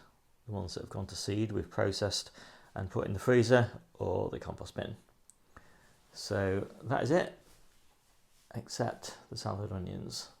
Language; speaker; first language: English; native; English